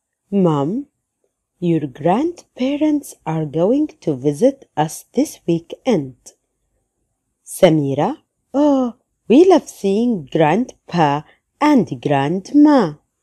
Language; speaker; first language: English; non-native, fluent; Arabic